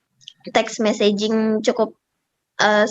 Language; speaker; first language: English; non-native, learner; Indonesian